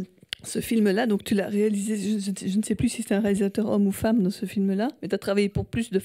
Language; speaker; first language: French; native; French